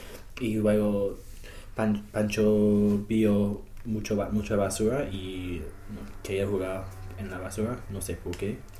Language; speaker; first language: Spanish; non-native, learner; English